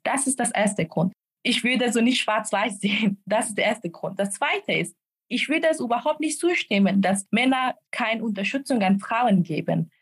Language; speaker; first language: German; non-native, fluent; Persian